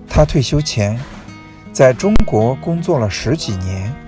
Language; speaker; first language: Chinese; native; Chinese